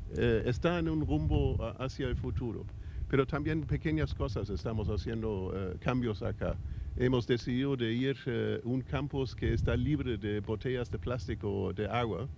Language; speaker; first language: Spanish; non-native, fluent; German